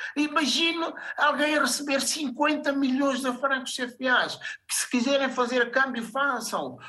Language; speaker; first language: Portuguese; non-native, local second language; Upper Guinea Crioulo